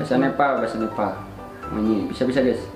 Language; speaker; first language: Indonesian; non-native, local second language; Sundanese